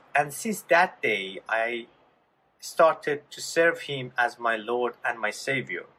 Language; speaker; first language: English; non-native, fluent; Persian